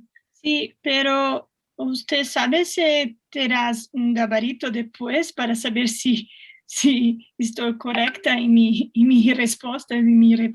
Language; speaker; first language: Spanish; non-native, learner; Portuguese